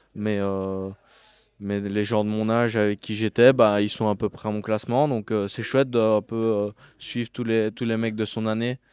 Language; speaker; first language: French; native; French